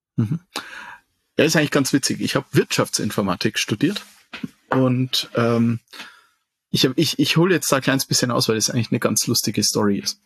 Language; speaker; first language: German; native; German